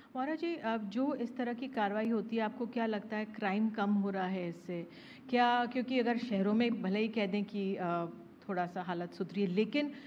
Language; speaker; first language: Hindi; native; Hindi